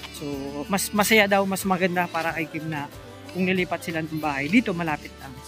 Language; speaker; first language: Filipino; native; Filipino